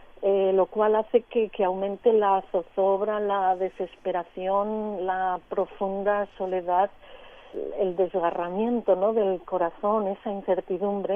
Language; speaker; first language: Spanish; native; Spanish